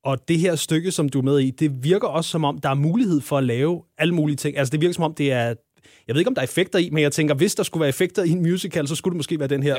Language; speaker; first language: Danish; native; Danish